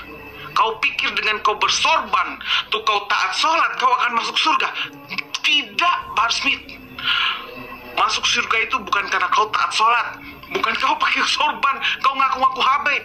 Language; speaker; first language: Indonesian; native; Indonesian